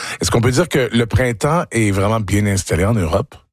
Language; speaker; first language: French; native; French